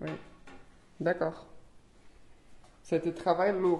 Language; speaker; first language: French; non-native, learner; Russian